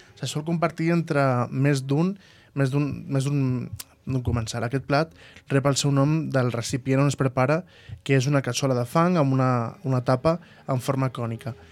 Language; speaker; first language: Catalan; native; Catalan